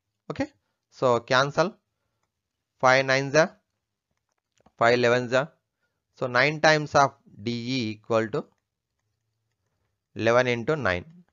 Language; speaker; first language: English; non-native, local second language; Telugu